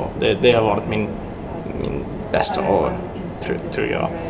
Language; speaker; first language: Swedish; early bilingual, heritage; English